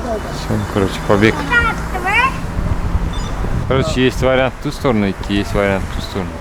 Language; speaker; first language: Russian; non-native, local second language; Kazakh